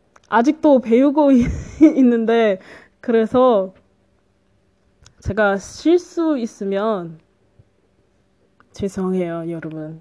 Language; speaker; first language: Korean; non-native, learner; English